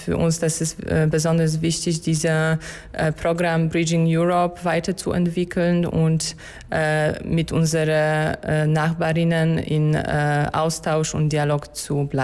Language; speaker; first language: German; non-native, fluent; Polish